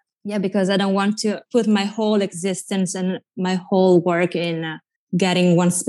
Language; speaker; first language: English; non-native, fluent; Italian